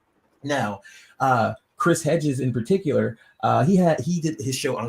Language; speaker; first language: English; native; English